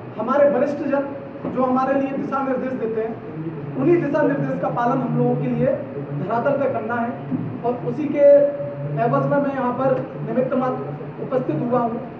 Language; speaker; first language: Hindi; native; Hindi